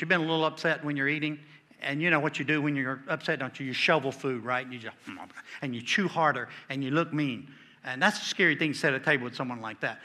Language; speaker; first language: English; native; English